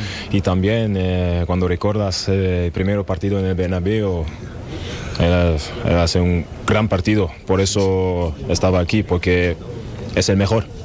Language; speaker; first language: Spanish; non-native, learner; German